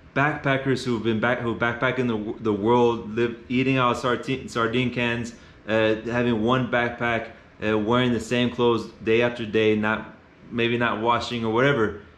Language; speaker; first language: English; native; English